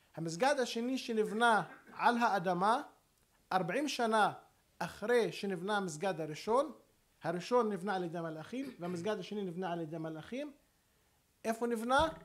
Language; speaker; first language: Hebrew; non-native, local second language; Arabic